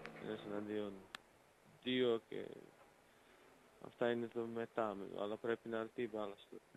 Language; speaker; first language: Greek; non-native, fluent; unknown